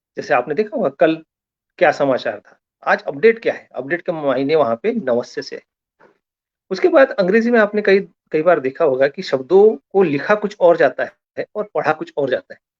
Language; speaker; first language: Hindi; non-native, local second language; Marathi